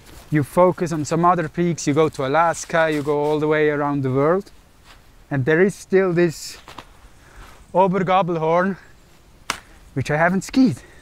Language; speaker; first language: English; non-native, fluent; Swiss German